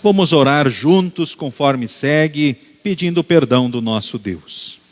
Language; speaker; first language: Portuguese; native; Portuguese